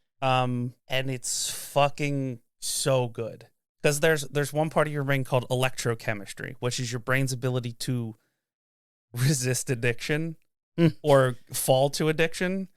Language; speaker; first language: English; native; English